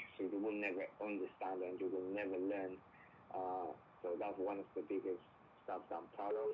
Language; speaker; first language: English; non-native, fluent; Spanish